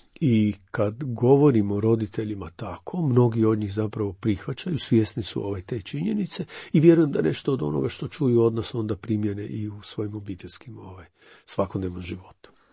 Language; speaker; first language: Croatian; native; Croatian